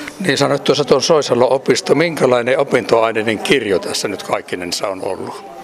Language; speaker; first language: Finnish; native; Finnish